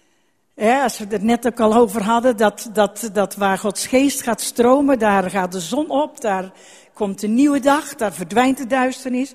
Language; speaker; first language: Dutch; native; Dutch